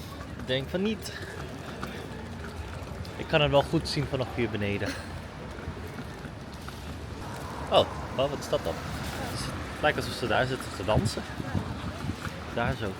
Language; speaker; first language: Dutch; early bilingual, other home language; Filipino